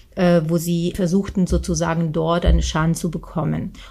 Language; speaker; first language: German; non-native, fluent; Italian